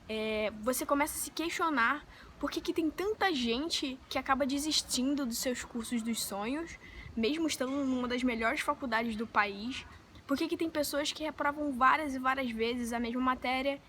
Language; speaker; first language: Portuguese; native; Portuguese